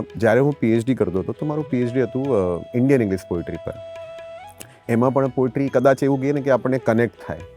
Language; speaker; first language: Gujarati; non-native, local second language; Hindi